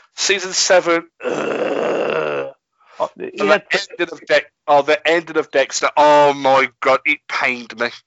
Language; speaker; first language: English; native; English